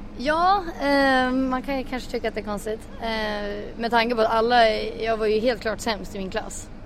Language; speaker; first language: Swedish; native; Swedish